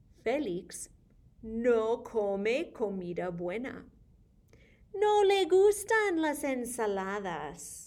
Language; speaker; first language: Spanish; non-native, fluent; English